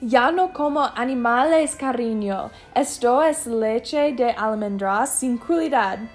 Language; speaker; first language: Spanish; non-native, learner; English